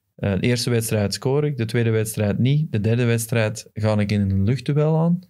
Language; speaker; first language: Dutch; native; Dutch